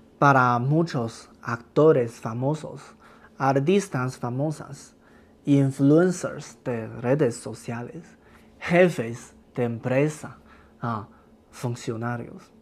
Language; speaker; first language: Spanish; non-native, learner; Chinese